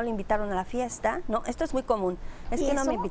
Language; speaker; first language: Spanish; native; Spanish